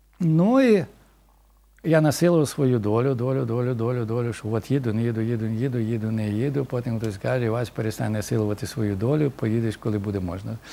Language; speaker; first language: Ukrainian; native; Ukrainian